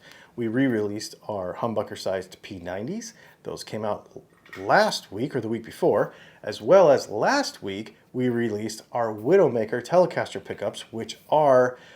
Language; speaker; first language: English; native; English